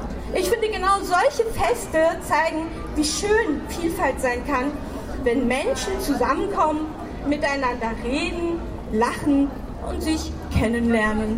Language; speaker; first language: German; early bilingual, other home language; Turkish